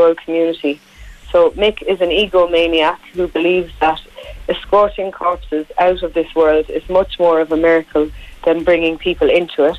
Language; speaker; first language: English; native; English